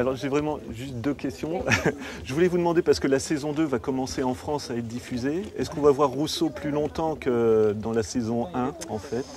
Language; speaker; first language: French; native; French